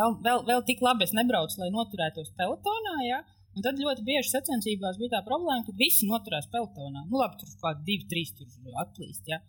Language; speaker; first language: Latvian; native; Latvian